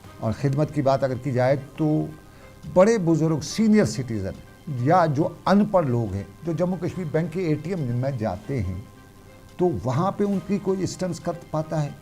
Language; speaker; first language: Urdu; non-native, local second language; Kashmiri